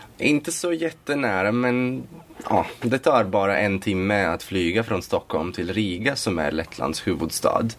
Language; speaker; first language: Swedish; non-native, fluent; Latvian